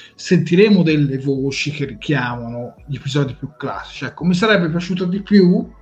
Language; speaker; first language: Italian; native; Italian